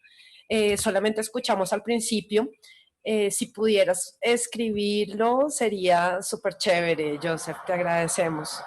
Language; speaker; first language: Spanish; native; Spanish